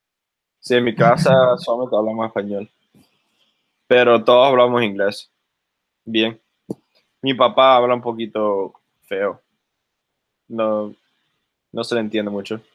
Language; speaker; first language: Spanish; early bilingual, other home language; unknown